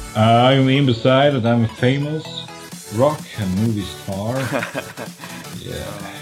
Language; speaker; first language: English; non-native, fluent; Croatian